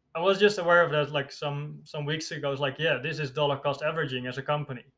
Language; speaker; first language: English; non-native, fluent; Dutch